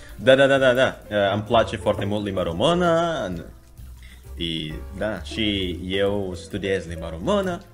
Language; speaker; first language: English; non-native, fluent; Indonesian